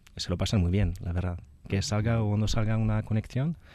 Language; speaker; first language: Spanish; non-native, fluent; French